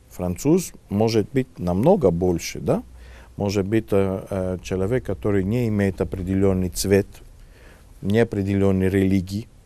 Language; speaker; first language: Russian; non-native, fluent; Greek